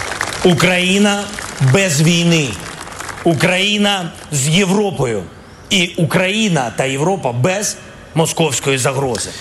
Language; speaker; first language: Ukrainian; non-native, local second language; Russian